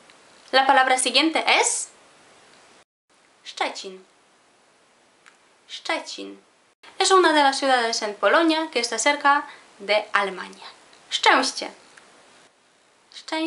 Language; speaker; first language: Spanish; non-native, fluent; Polish